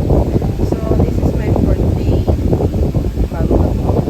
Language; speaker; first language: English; non-native, local second language; Filipino